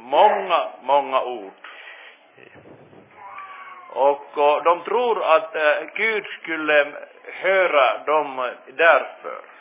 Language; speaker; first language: Swedish; non-native, fluent; Finnish